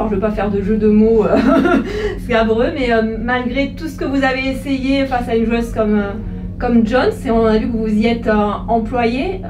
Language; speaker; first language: French; native; French